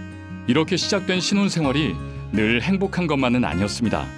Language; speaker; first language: Korean; native; Korean